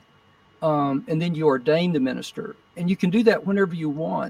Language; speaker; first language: English; native; English